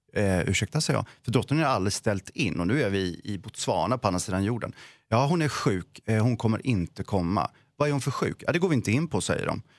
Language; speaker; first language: Swedish; native; Swedish